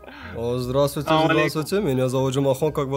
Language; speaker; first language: Russian; non-native, learner; Tajik